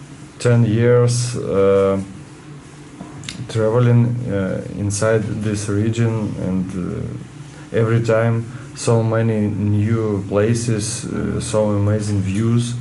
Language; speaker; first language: English; non-native, learner; Russian